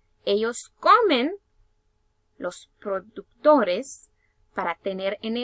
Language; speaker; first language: Spanish; early bilingual, heritage; Spanish